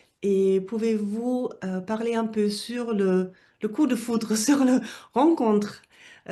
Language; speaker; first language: French; non-native, fluent; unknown